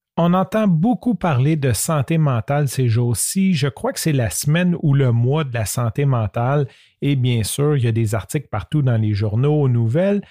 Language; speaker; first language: French; native; French